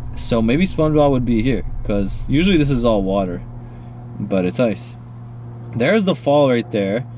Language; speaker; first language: English; native; English